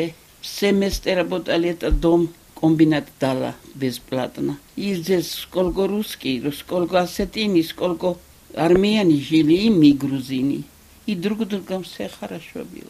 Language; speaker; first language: Russian; non-native, local second language; Georgian